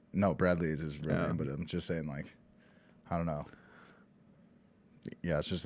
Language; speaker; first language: English; native; English